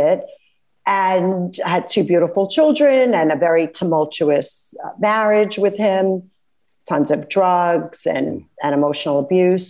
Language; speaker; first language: English; native; English